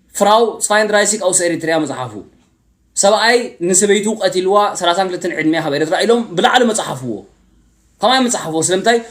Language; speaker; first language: Tigrinya; early bilingual, heritage; Tigrinya